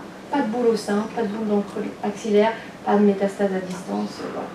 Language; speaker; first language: French; native; French